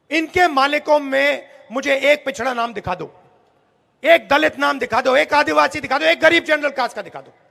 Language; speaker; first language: Hindi; native; Hindi